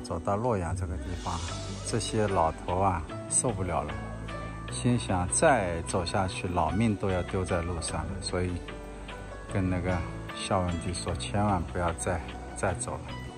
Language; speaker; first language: Chinese; native; Chinese